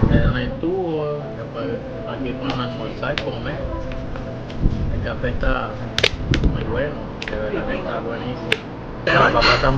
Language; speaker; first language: Spanish; native; Spanish